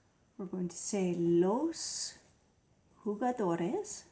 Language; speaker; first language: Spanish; non-native, fluent; English